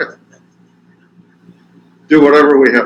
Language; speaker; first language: English; native; English